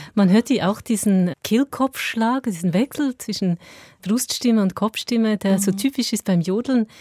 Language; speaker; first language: German; native; German